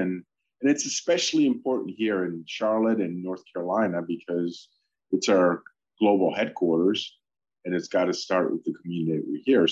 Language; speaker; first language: English; early bilingual, other home language; Polish